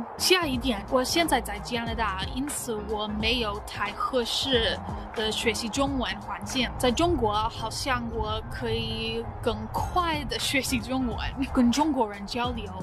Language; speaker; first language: Chinese; non-native, fluent; English